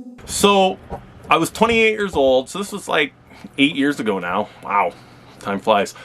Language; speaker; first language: English; native; English